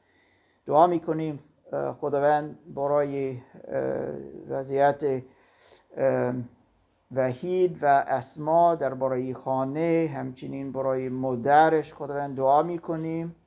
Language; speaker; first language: Persian; non-native, learner; German